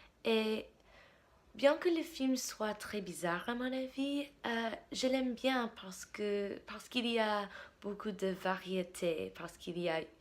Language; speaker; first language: French; non-native, fluent; English